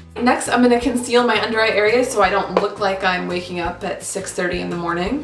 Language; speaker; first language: English; native; English